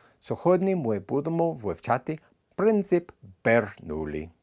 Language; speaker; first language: Ukrainian; non-native, learner; English